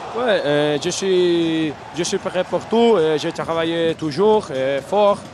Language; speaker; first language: French; non-native, learner; Spanish